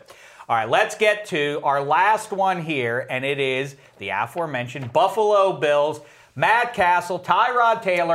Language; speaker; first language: English; native; English